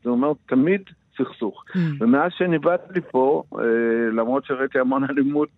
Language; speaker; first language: Hebrew; non-native, fluent; Russian